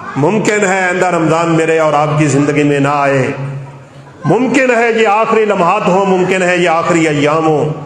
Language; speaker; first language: Urdu; non-native, local second language; Punjabi